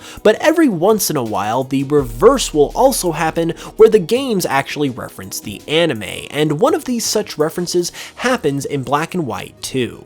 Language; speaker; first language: English; native; English